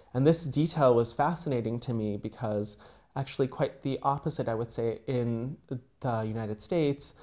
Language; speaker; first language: English; native; English